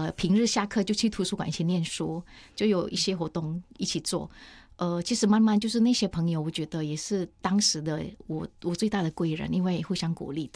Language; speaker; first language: Chinese; non-native, fluent; Indonesian